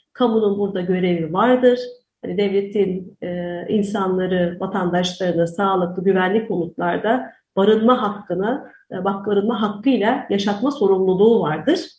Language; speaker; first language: Turkish; native; Turkish